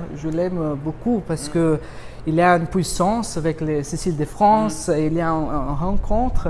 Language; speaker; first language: French; non-native, fluent; Portuguese